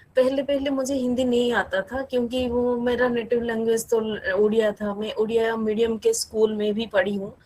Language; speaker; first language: Hindi; non-native, local second language; Odia